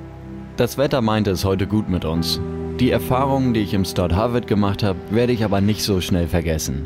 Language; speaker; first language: German; native; German